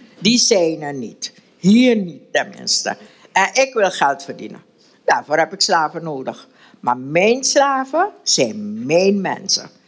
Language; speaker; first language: Dutch; native; Dutch